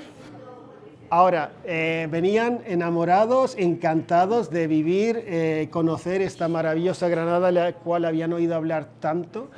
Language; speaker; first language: Spanish; non-native, fluent; Swedish